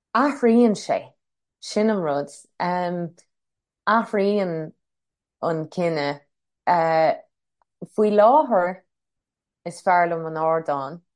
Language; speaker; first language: Irish; non-native, local second language; English